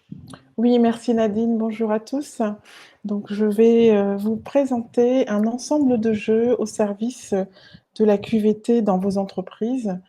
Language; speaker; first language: French; native; French